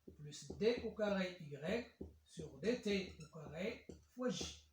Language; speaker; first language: French; non-native, local second language; Arabic